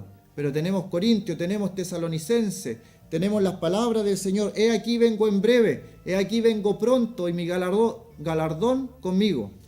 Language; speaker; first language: Spanish; native; Spanish